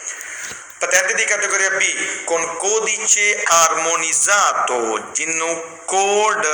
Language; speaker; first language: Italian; non-native, fluent; Punjabi